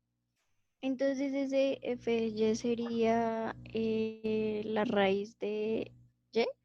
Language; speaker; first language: Spanish; native; Spanish